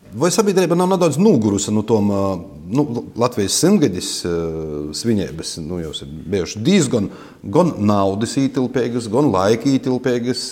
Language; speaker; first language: Latvian; native; Latvian